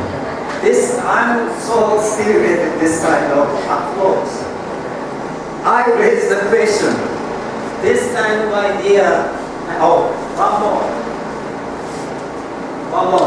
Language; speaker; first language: English; non-native, learner; Japanese